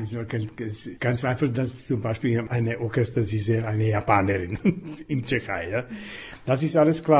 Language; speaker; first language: German; non-native, fluent; Slovak